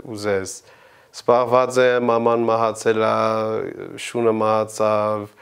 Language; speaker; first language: Armenian; early bilingual, heritage; Armenian